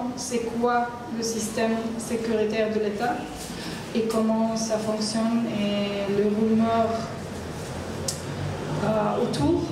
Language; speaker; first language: French; non-native, learner; Arabic